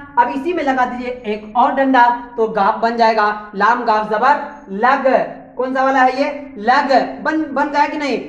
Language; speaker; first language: Hindi; native; Hindi